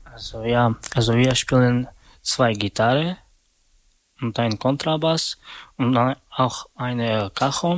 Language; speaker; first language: German; non-native, learner; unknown